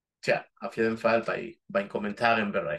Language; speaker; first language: German; non-native, fluent; Spanish